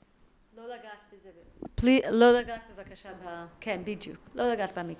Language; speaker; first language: Hebrew; native; Hebrew